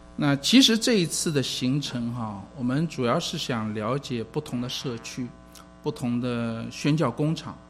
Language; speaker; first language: Chinese; native; Chinese